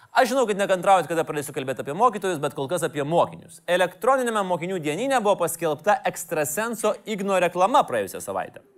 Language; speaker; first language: Lithuanian; native; Lithuanian